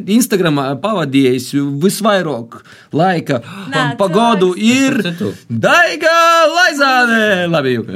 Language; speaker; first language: Latvian; native; Latvian